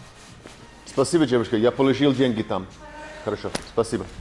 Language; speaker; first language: Russian; non-native, learner; English